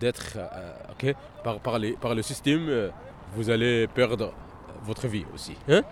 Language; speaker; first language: French; non-native, fluent; Arabic